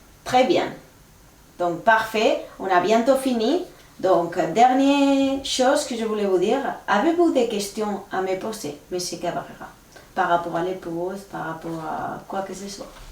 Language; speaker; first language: French; non-native, fluent; Spanish